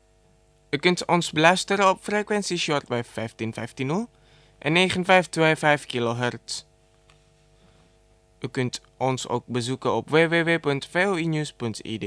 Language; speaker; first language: Dutch; non-native, fluent; Indonesian